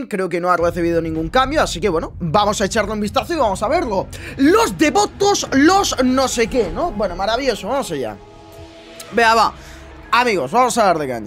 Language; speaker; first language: Spanish; native; Spanish